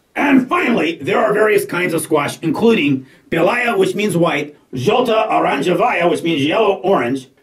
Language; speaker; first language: English; native; English